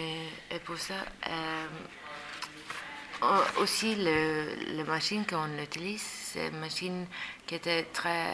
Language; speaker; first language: French; non-native, learner; Norwegian